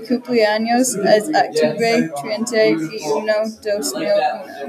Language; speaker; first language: Spanish; non-native, learner; English